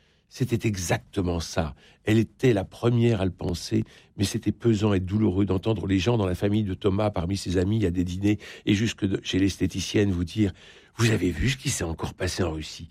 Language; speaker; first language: French; native; French